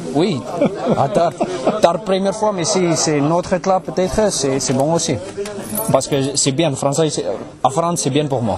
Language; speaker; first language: French; non-native, learner; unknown